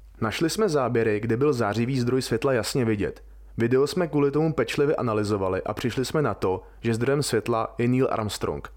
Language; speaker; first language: Czech; native; Czech